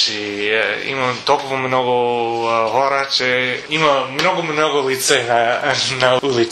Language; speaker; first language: Bulgarian; non-native, learner; English